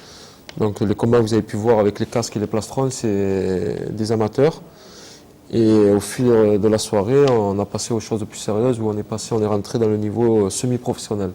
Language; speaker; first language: French; native; French